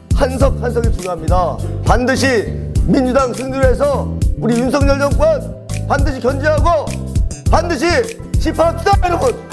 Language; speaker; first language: Korean; native; Korean